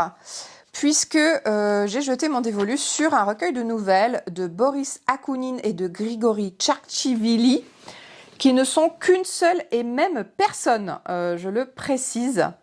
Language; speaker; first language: French; native; French